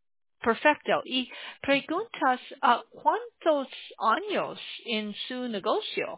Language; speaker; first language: Spanish; non-native, learner; English